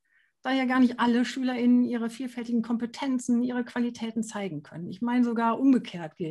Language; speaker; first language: German; native; German